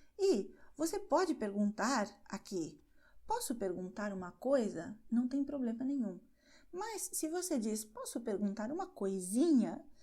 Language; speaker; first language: Portuguese; non-native, fluent; Spanish